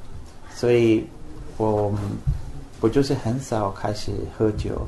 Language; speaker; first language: Chinese; non-native, fluent; Spanish